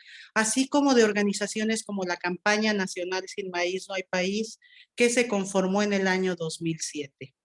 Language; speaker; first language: Spanish; native; Spanish